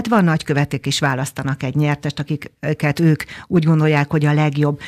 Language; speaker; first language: Hungarian; native; Hungarian